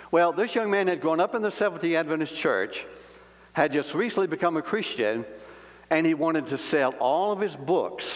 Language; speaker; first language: English; native; English